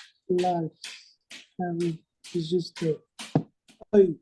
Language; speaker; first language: English; non-native, learner; Vietnamese